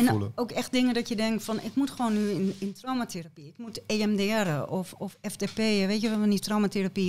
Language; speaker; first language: Dutch; native; Dutch